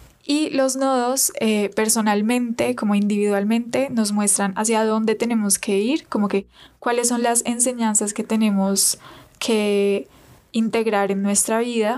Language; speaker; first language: Spanish; native; Spanish